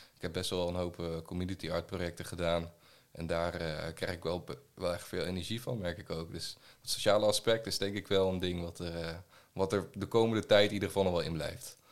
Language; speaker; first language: Dutch; native; Dutch